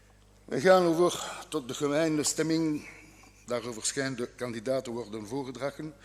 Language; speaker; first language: Dutch; non-native, local second language; French